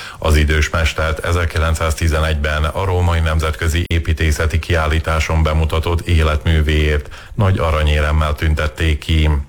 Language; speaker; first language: Hungarian; native; Hungarian